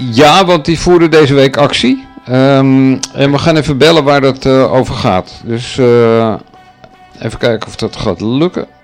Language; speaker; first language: Dutch; native; Dutch